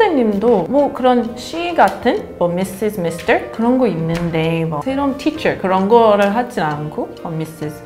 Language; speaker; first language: Korean; non-native, fluent; English